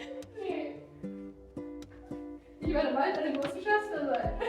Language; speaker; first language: German; non-native, learner; Spanish